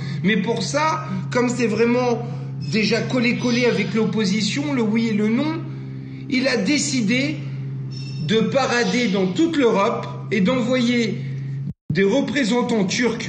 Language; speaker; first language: French; native; French